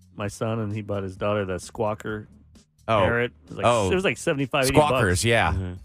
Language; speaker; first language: English; native; English